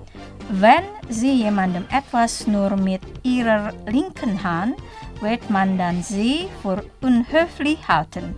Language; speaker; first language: German; non-native, fluent; Indonesian